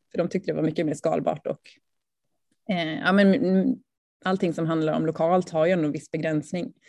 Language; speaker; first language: Swedish; native; Swedish